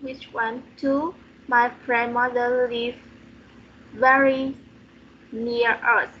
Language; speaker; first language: English; non-native, learner; Vietnamese